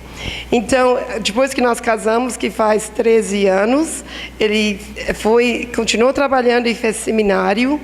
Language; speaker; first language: Portuguese; non-native, fluent; English